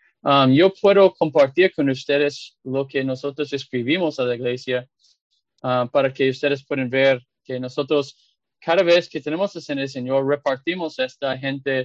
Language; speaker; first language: Spanish; non-native, fluent; English